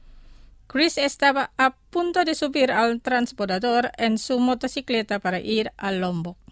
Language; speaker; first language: Spanish; non-native, fluent; Indonesian